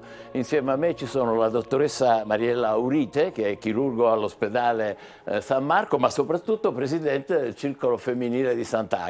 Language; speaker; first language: Italian; native; Italian